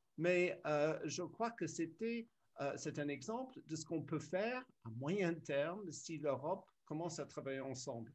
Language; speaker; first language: French; early bilingual, other home language; English